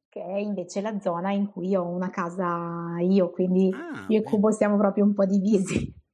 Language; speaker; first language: Italian; native; Italian